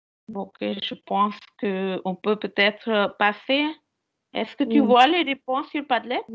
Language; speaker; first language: French; non-native, fluent; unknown